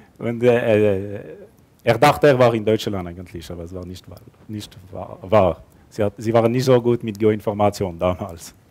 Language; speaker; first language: German; non-native, local second language; French